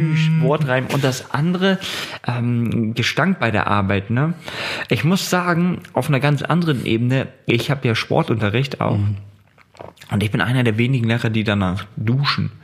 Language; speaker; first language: German; early bilingual, other home language; Turkish